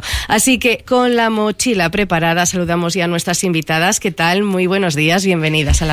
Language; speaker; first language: Spanish; native; Spanish